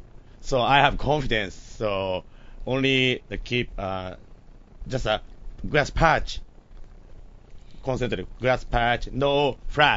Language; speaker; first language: English; non-native, learner; Japanese